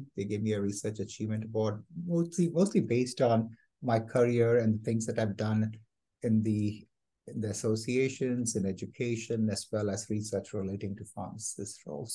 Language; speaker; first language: English; non-native, local second language; Malayalam